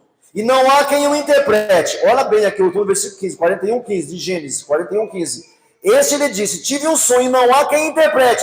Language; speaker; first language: Portuguese; native; Portuguese